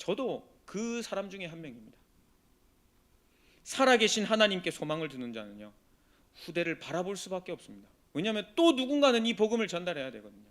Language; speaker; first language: Korean; native; Korean